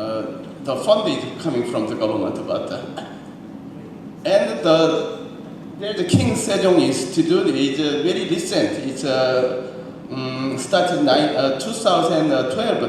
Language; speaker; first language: English; non-native, learner; Korean